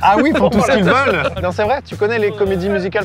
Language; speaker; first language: French; native; French